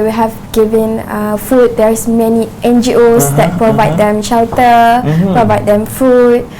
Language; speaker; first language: English; non-native, local second language; Malay